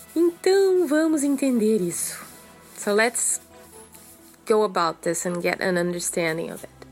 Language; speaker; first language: English; non-native, fluent; Portuguese